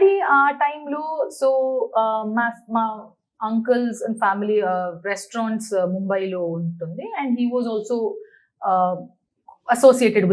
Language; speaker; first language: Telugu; non-native, learner; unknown